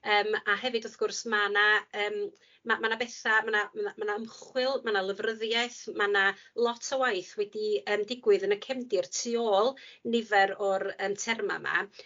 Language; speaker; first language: Welsh; native; Welsh